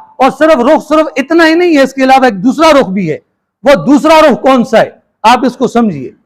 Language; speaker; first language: Urdu; non-native, local second language; Northern Hindko